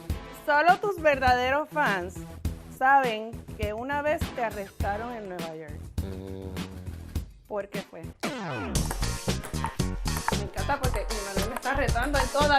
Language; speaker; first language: Spanish; native; Spanish